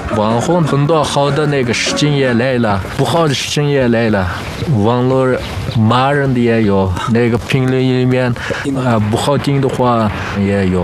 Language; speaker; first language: Chinese; non-native, local second language; Uyghur